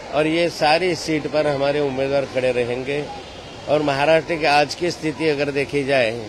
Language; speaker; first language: Hindi; non-native, local second language; Marathi